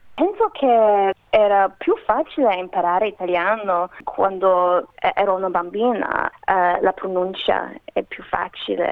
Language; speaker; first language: Italian; non-native, learner; Macedonian